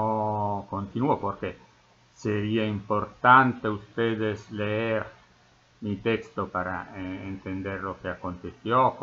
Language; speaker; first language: Spanish; non-native, fluent; Italian